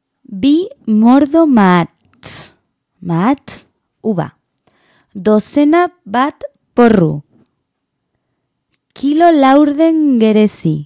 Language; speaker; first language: Basque; non-native, learner; Spanish